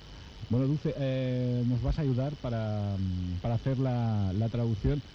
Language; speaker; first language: Spanish; native; Spanish